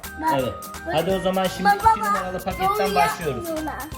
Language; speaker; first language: Turkish; native; Turkish